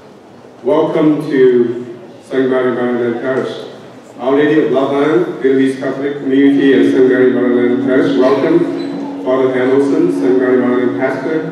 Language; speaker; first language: English; non-native, learner; Vietnamese